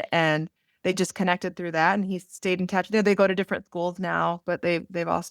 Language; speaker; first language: English; native; English